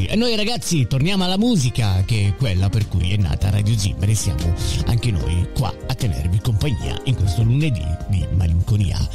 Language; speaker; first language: Italian; native; Italian